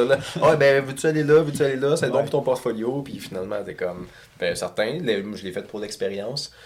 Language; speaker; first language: French; native; French